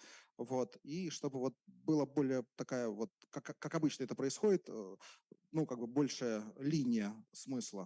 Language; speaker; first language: Russian; native; Russian